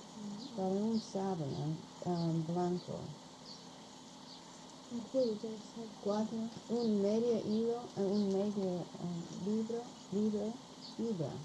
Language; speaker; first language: Spanish; non-native, learner; English